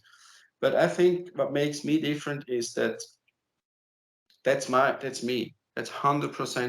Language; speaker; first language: English; non-native, fluent; German